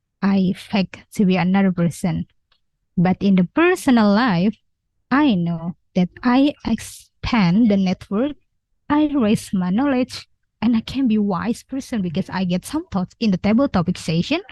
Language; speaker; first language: English; non-native, learner; Indonesian